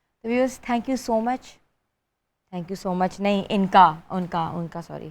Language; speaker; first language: Urdu; native; Urdu